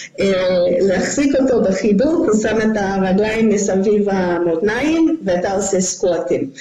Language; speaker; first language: Hebrew; non-native, fluent; English